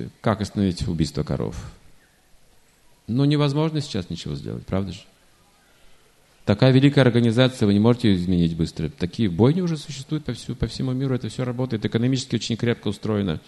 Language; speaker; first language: Russian; native; Russian